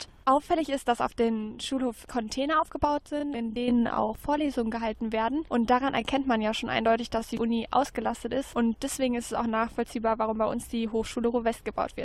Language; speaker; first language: German; native; German